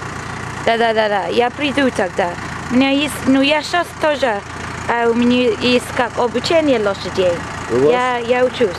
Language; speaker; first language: Russian; non-native, learner; English